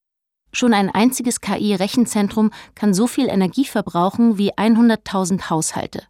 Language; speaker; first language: German; native; German